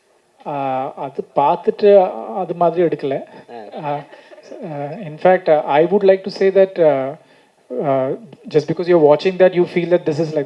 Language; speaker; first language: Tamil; non-native, learner; Malayalam